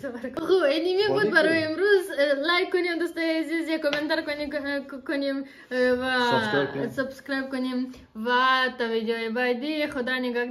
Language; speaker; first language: Persian; non-native, learner; German